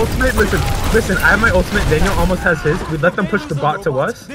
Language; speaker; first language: English; native; English